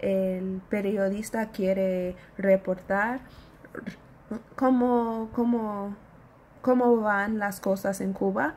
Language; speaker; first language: Spanish; non-native, learner; English